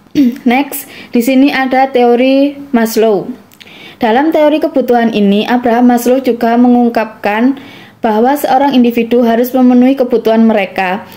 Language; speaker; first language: Indonesian; native; Indonesian